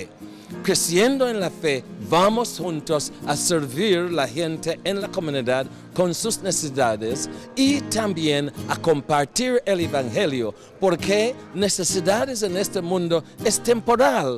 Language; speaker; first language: Spanish; non-native, fluent; English